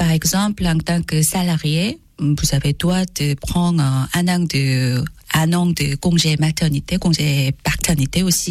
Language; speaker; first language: French; non-native, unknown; Korean